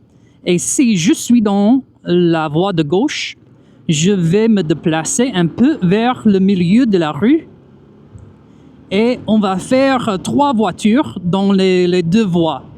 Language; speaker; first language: French; non-native, fluent; English